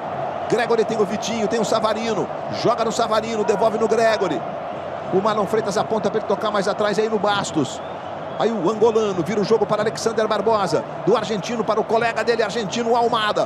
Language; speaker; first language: Portuguese; native; Portuguese